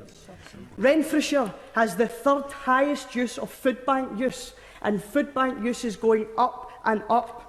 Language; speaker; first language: English; native; English